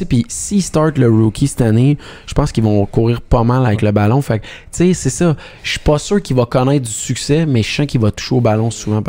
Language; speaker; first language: French; native; French